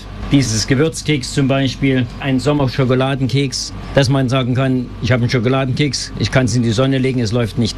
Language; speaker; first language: German; native; German